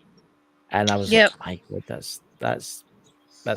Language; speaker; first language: English; native; English